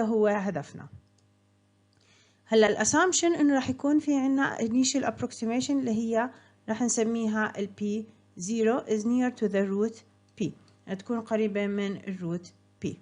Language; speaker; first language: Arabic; native; Arabic